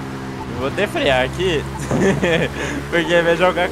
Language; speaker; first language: Portuguese; native; Portuguese